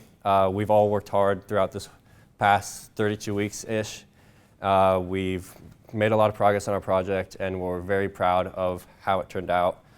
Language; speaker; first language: English; native; English